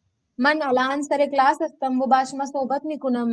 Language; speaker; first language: Persian; non-native, learner; Urdu